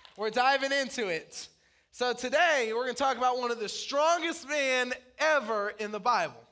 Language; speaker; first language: English; native; English